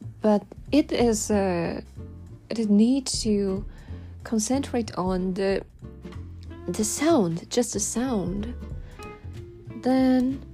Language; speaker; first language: English; non-native, learner; Japanese